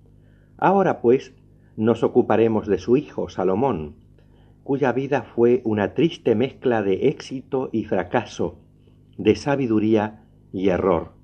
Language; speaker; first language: Spanish; native; Spanish